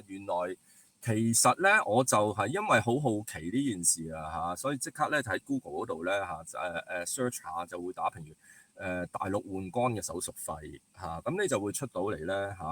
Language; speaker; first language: Cantonese; native; Cantonese